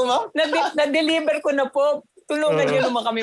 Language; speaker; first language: English; non-native, local second language; Filipino